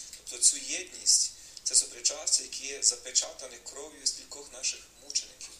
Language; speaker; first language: Ukrainian; native; Ukrainian